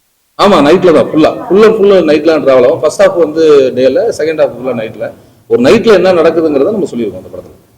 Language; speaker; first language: Tamil; native; Tamil